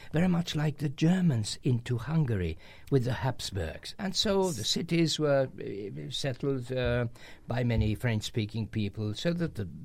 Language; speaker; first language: English; non-native, fluent; Hungarian